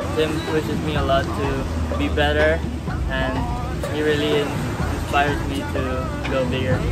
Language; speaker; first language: English; non-native, local second language; Filipino